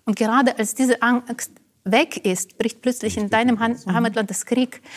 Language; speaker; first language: German; non-native, fluent; Ukrainian